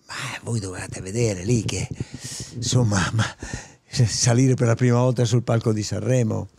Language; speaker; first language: Italian; native; Italian